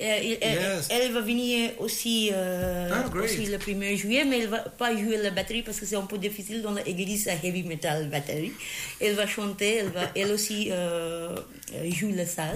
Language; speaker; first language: French; non-native, learner; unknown